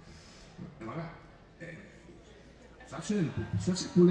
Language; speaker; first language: French; non-native, fluent; Croatian